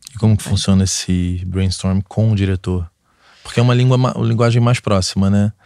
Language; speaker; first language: Portuguese; native; Portuguese